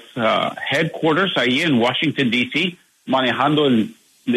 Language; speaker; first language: Spanish; non-native, learner; English